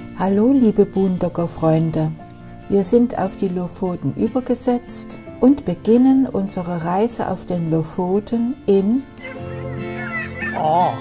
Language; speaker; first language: German; native; German